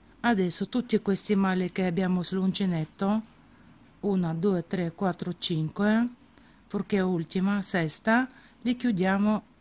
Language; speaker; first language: Italian; non-native, fluent; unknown